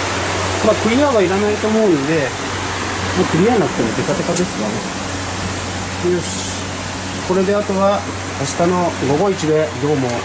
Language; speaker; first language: Japanese; native; Japanese